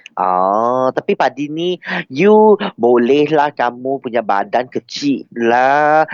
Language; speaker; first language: Malay; non-native, local second language; Chinese